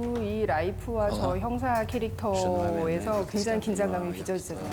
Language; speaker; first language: Korean; native; Korean